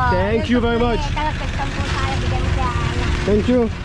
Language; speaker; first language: English; non-native, learner; French